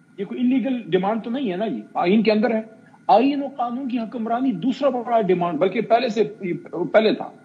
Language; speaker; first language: Urdu; non-native, local second language; Pashto